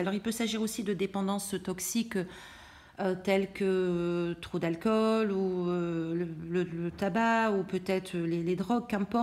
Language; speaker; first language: French; native; French